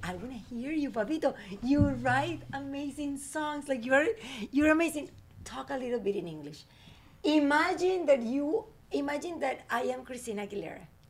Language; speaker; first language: English; non-native, learner; Spanish